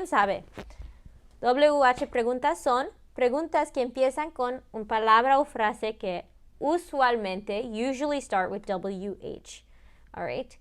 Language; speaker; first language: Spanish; early bilingual, heritage; Spanish